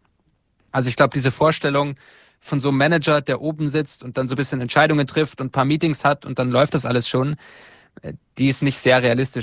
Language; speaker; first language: German; native; German